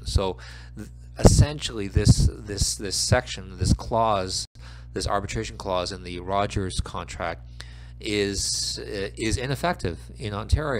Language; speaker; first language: English; native; English